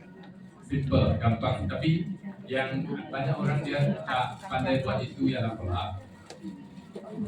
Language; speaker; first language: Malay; non-native, local second language; Chinese